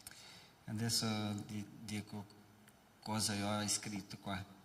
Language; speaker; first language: Italian; non-native, learner; Portuguese